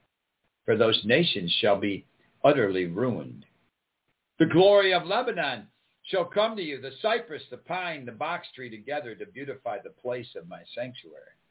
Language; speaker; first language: English; native; English